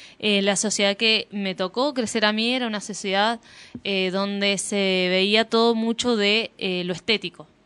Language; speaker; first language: Spanish; native; Spanish